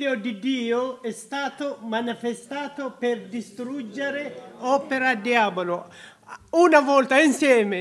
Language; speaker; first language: Italian; non-native, learner; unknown